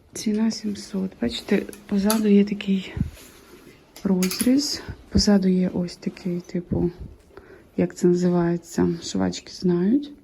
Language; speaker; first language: Ukrainian; native; Ukrainian